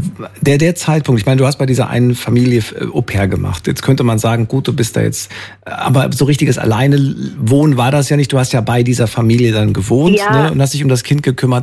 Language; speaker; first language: German; native; German